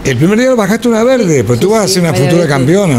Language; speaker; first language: Spanish; native; Spanish